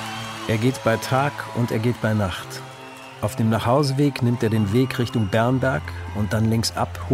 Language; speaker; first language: German; native; German